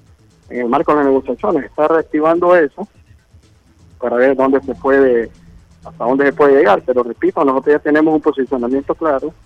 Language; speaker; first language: Spanish; native; Spanish